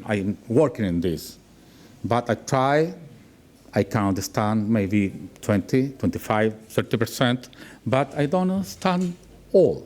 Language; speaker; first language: English; non-native, learner; Spanish